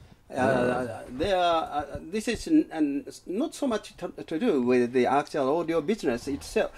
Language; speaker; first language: English; non-native, fluent; Japanese